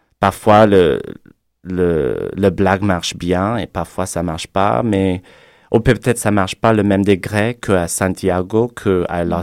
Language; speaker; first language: French; non-native, fluent; English